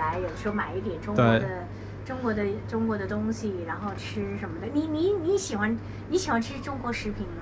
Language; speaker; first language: Chinese; native; Chinese